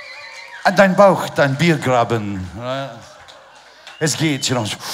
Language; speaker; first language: German; non-native, learner; English